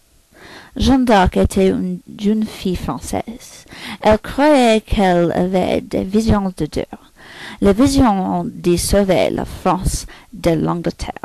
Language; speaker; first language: French; non-native, learner; English